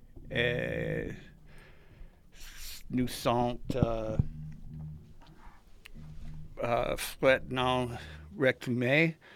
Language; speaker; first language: French; non-native, learner; English